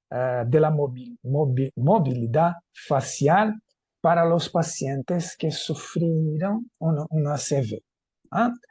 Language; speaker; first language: Spanish; non-native, fluent; Portuguese